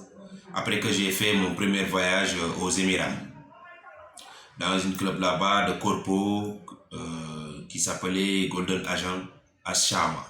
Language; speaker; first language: French; non-native, local second language; Wolof